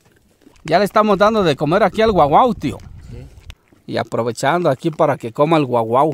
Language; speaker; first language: Spanish; native; Spanish